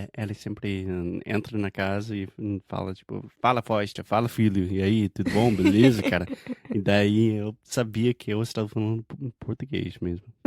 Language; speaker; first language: Portuguese; non-native, fluent; English